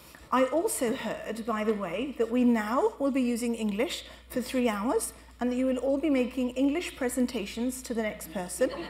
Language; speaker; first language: English; native; English